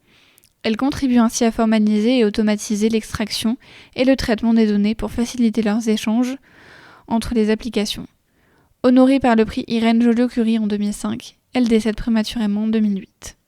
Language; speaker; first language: French; native; French